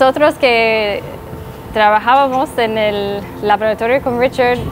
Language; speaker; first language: Spanish; non-native, fluent; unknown